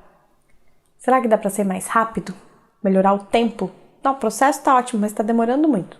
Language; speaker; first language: Portuguese; native; Portuguese